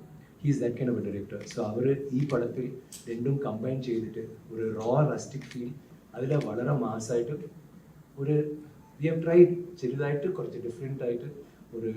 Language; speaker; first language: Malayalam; non-native, learner; Tamil